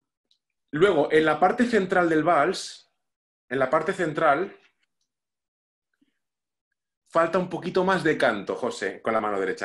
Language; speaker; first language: Spanish; native; Spanish